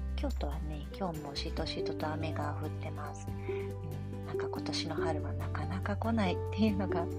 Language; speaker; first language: Japanese; native; Japanese